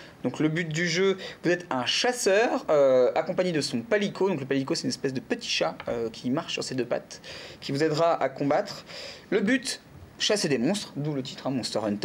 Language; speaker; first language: French; native; French